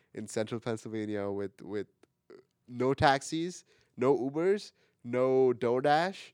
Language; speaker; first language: English; non-native, local second language; Marathi